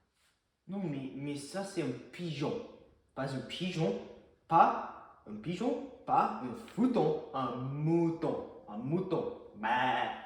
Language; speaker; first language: French; non-native, learner; English